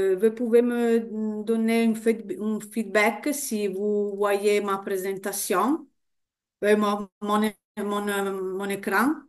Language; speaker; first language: French; non-native, fluent; Italian